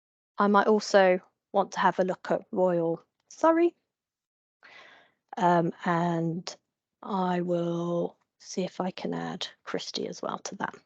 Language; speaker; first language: English; native; English